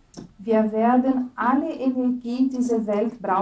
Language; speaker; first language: German; non-native, fluent; Portuguese